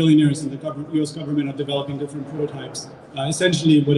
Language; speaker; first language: English; non-native, fluent; German